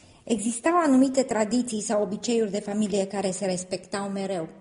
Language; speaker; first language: Romanian; native; Romanian